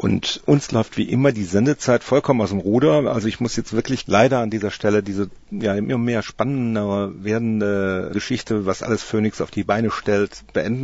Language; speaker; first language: German; native; German